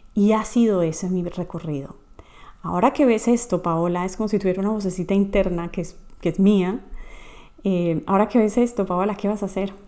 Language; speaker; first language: Spanish; native; Spanish